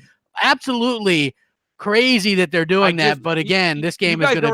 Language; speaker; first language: English; native; English